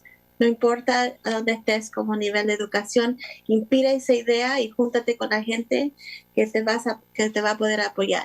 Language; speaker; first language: Spanish; early bilingual, other home language; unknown